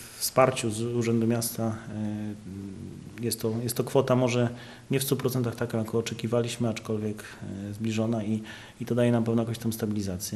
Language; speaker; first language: Polish; native; Polish